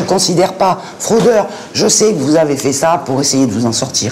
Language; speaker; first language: French; native; French